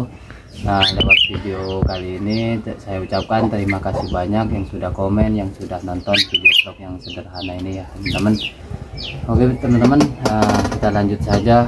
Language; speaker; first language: Indonesian; non-native, local second language; Madurese